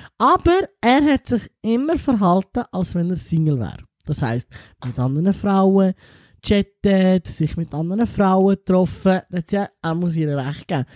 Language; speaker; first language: German; early bilingual, other home language; Italian